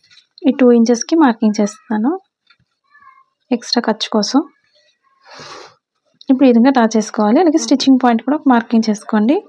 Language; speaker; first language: Telugu; native; Telugu